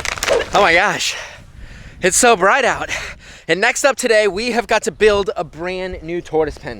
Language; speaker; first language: English; native; English